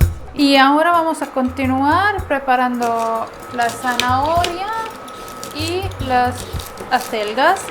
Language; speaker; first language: Spanish; non-native, fluent; Arabic